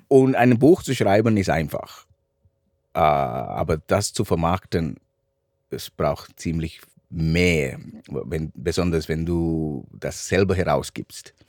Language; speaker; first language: German; non-native, fluent; Sinhala